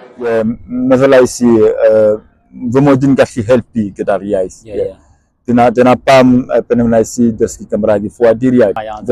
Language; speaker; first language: Welsh; non-native, fluent; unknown